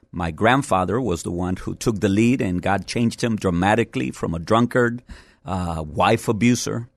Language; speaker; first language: English; early bilingual, other home language; Spanish